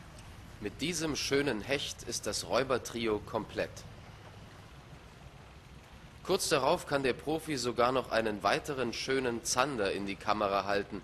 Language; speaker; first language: German; native; German